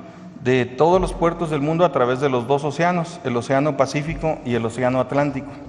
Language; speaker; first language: Spanish; native; Spanish